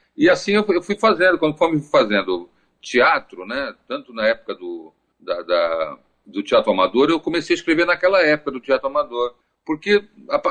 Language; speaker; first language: Portuguese; native; Portuguese